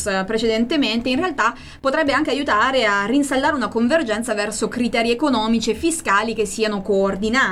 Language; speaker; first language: Italian; native; Italian